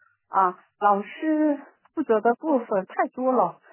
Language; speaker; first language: Chinese; non-native, learner; Korean